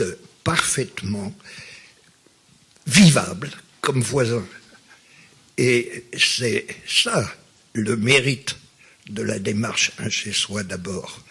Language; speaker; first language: French; native; French